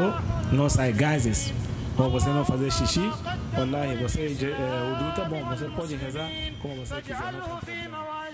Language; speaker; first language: Portuguese; non-native, learner; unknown